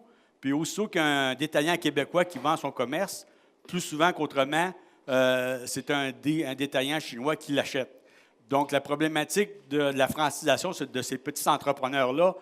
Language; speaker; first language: French; native; French